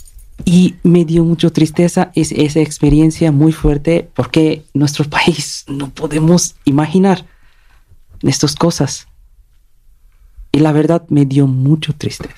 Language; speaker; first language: Spanish; non-native, learner; Bangla